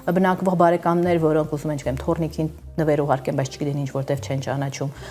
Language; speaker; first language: Armenian; native; Armenian